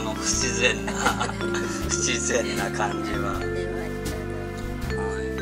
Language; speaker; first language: Japanese; native; Japanese